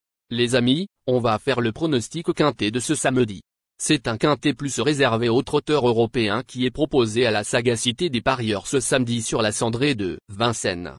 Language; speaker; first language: French; native; French